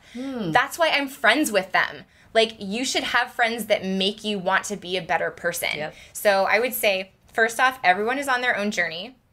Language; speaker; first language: English; native; English